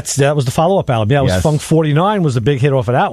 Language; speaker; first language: English; native; English